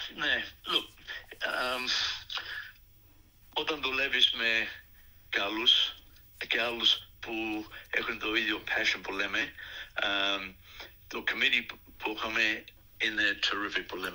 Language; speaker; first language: Greek; early bilingual, heritage; Greek